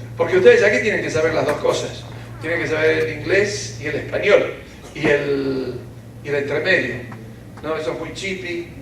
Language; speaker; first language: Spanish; early bilingual, other home language; Ukrainian